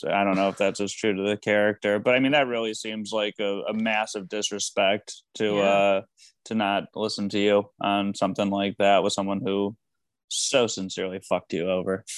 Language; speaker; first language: English; native; English